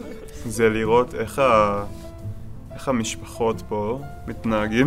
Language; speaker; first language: Hebrew; non-native, learner; English